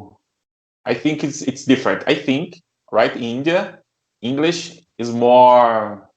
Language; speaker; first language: English; non-native, learner; Portuguese